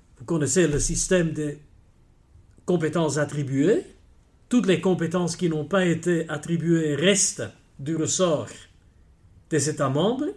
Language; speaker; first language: French; non-native, local second language; Dutch